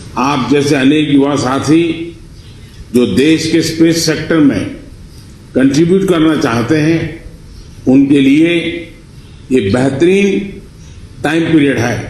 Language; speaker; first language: Hindi; non-native, local second language; Gujarati